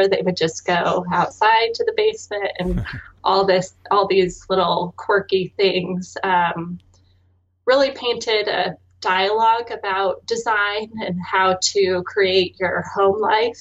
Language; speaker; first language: English; native; English